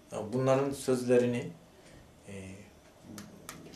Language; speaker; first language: Turkish; native; Turkish